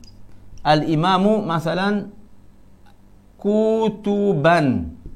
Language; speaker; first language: Arabic; non-native, fluent; Malay